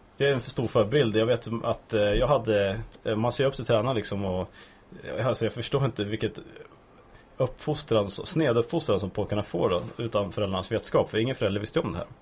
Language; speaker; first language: Swedish; native; Swedish